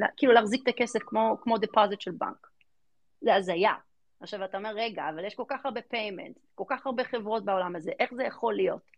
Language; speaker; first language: Hebrew; early bilingual, other home language; English